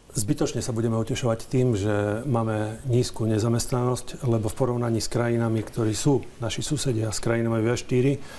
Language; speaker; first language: Slovak; native; Slovak